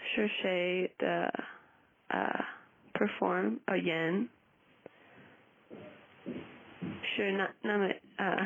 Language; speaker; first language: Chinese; non-native, learner; English